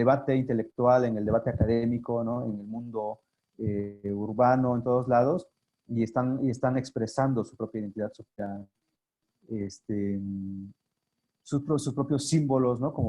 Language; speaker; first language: Spanish; non-native, local second language; Zapotec